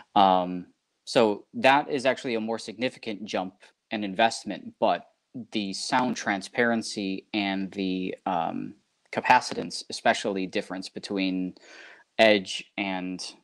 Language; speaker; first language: English; native; English